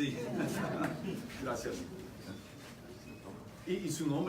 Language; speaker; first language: Spanish; non-native, fluent; English